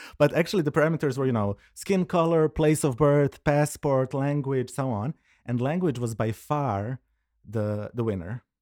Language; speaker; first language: English; non-native, fluent; Serbian